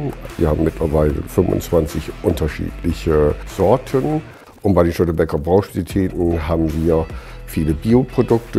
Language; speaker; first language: German; native; German